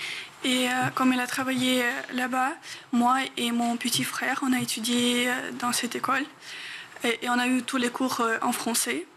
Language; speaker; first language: French; non-native, fluent; Ukrainian